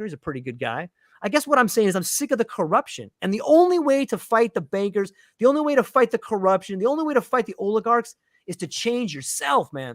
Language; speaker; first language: English; native; English